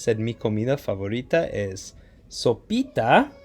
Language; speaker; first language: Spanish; non-native, fluent; English